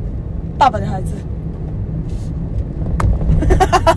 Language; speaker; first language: Chinese; early bilingual, heritage; Japanese